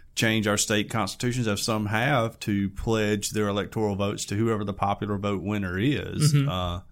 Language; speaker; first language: English; native; English